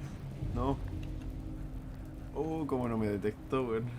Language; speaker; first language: Spanish; native; Spanish